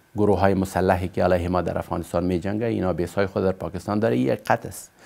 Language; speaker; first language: Persian; native; Persian